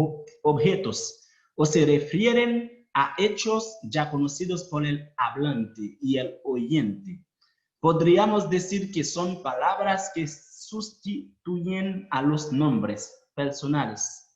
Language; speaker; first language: Spanish; non-native, fluent; Haitian Creole